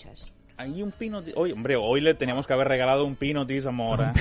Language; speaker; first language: Spanish; native; Spanish